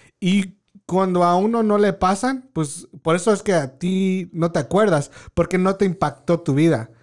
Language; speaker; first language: Spanish; early bilingual, heritage; Spanish